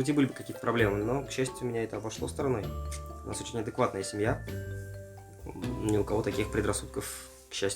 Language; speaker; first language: Russian; native; Russian